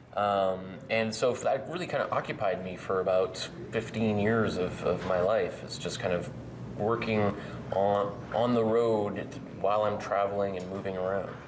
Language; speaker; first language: English; native; English